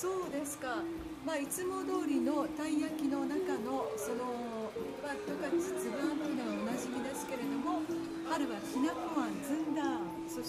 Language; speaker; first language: Japanese; native; Japanese